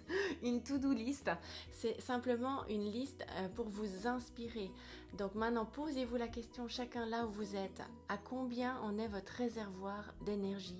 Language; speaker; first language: French; native; French